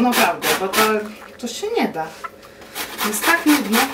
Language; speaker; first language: Polish; non-native, learner; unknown